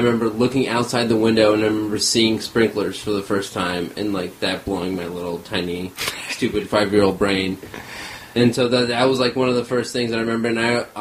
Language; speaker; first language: English; early bilingual, other home language; Armenian